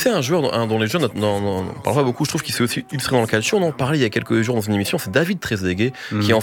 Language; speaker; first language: French; native; French